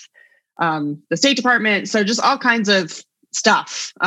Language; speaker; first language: English; native; English